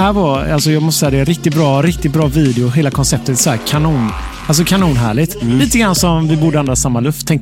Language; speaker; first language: Swedish; native; Swedish